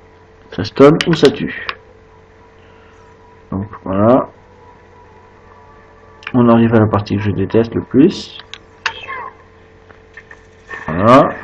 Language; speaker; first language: French; native; French